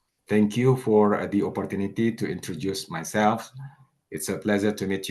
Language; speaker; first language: English; non-native, fluent; Indonesian